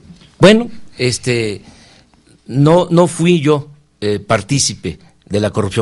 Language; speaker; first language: Spanish; native; Spanish